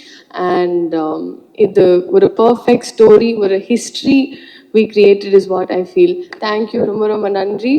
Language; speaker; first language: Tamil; non-native, learner; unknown